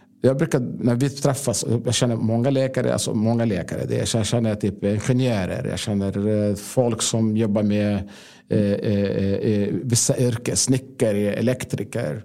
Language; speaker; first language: Swedish; non-native, fluent; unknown